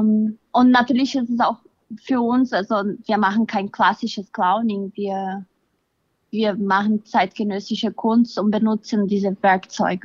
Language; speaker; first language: German; non-native, fluent; Portuguese